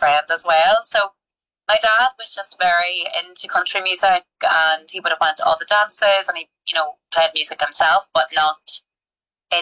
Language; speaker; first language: English; native; English